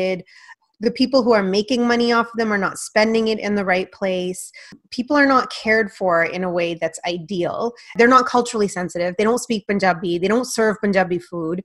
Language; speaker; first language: English; non-native, fluent; Punjabi